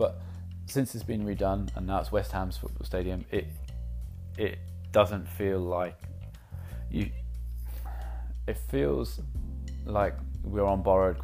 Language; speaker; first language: English; native; English